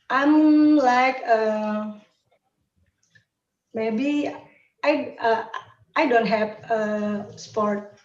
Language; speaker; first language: English; non-native, learner; Indonesian